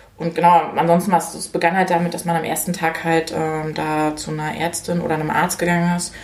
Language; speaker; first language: German; native; German